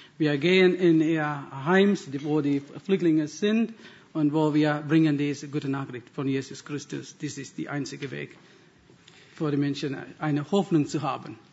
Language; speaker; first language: German; non-native, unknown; Tamil